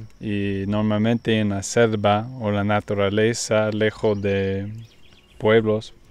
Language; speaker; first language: Spanish; non-native, learner; English